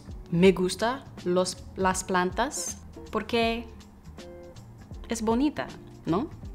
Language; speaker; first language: Spanish; non-native, learner; English